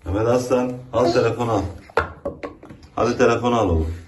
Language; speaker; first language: Turkish; native; Turkish